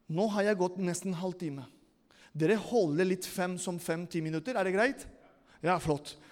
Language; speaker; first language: Norwegian; non-native, fluent; Spanish